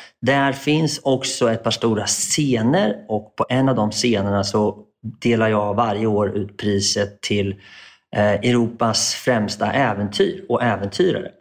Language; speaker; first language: Swedish; native; Swedish